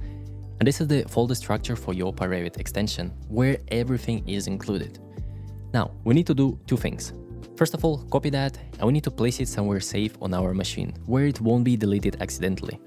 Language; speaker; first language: English; non-native, fluent; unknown